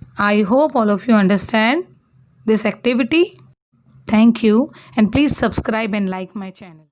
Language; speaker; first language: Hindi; non-native, local second language; Urdu